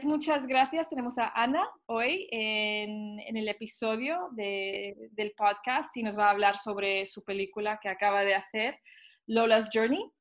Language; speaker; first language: Spanish; early bilingual, heritage; Spanish